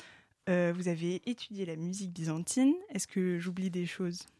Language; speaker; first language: French; native; French